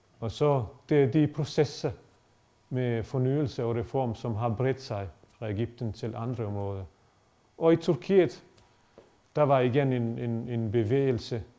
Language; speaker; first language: Danish; non-native, fluent; Bosnian